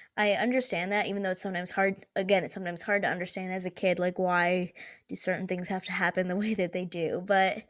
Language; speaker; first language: English; early bilingual, other home language; Hindi